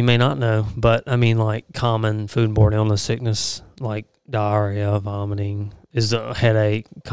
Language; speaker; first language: English; native; English